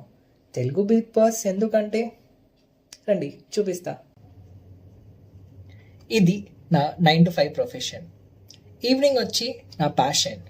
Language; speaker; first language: Telugu; non-native, local second language; Kannada